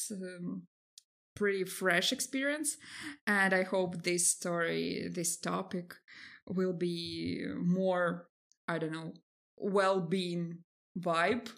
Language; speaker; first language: English; non-native, fluent; Russian